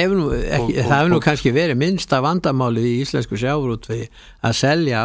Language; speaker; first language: Icelandic; native; Icelandic